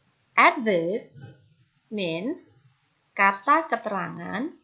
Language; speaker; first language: English; non-native, fluent; Indonesian